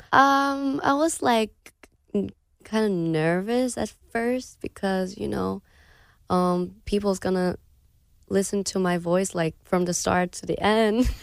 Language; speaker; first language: English; non-native, fluent; Thai